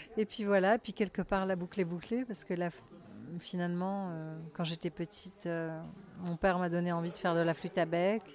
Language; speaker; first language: French; native; French